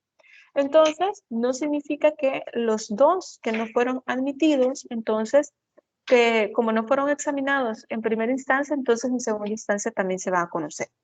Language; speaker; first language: Spanish; native; Spanish